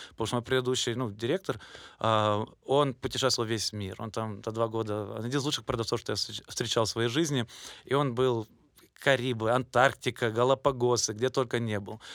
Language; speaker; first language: Russian; native; Russian